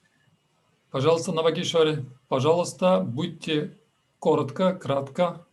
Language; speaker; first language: Russian; native; Russian